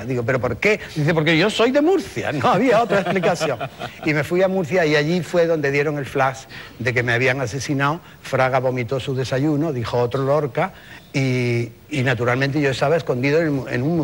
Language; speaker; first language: Spanish; native; Spanish